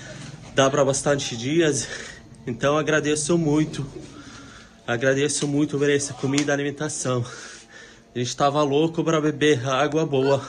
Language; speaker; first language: Portuguese; non-native, fluent; Arabic